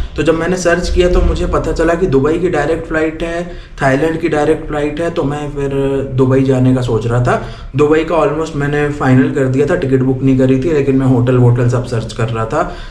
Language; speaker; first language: Hindi; native; Hindi